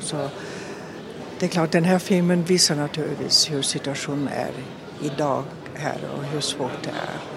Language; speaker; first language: Swedish; non-native, fluent; German